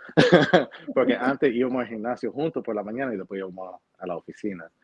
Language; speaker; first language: Spanish; early bilingual, heritage; Spanish